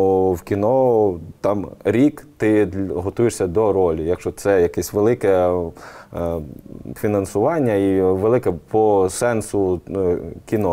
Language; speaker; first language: Ukrainian; native; Ukrainian